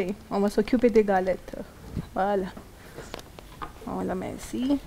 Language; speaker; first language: French; non-native, learner; Hindi